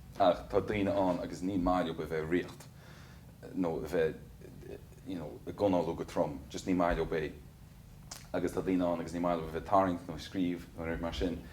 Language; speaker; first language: Irish; native; Irish